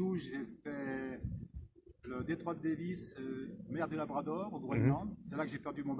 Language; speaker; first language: French; native; French